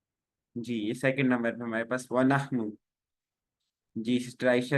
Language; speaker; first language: Urdu; native; Urdu